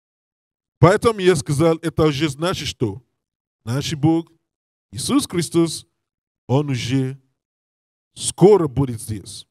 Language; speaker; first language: Russian; non-native, learner; English